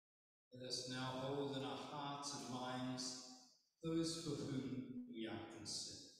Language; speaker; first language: English; native; English